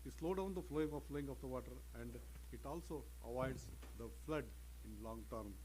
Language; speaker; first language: English; non-native, local second language; Kannada